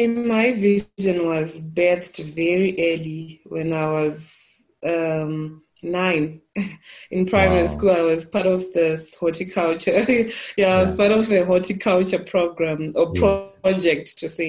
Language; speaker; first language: English; non-native, local second language; Shona